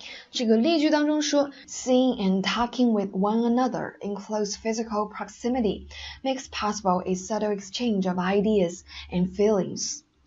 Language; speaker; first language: English; non-native, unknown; Chinese